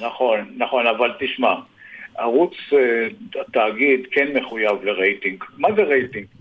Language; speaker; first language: Hebrew; native; Hebrew